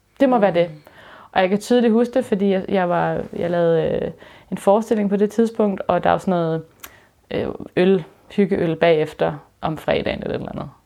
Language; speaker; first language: Danish; early bilingual, other home language; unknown